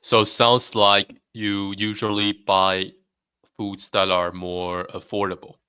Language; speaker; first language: English; non-native, fluent; Chinese